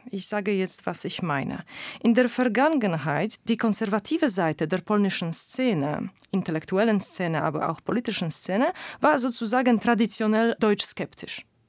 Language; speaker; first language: German; non-native, fluent; Polish